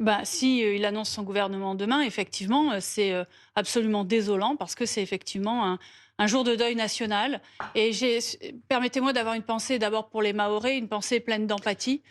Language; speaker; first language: French; native; French